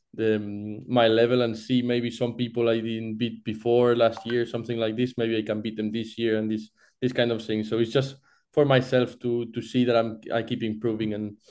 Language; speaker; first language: English; non-native, fluent; Spanish